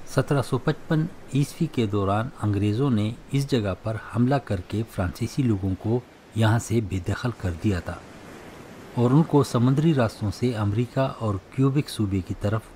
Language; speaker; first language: Urdu; native; Urdu